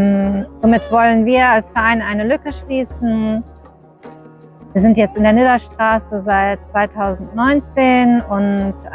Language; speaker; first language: German; early bilingual, other home language; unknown